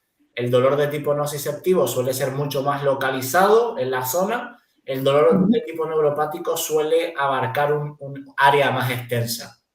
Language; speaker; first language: Spanish; native; Spanish